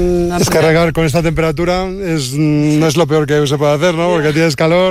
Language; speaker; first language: Spanish; native; Spanish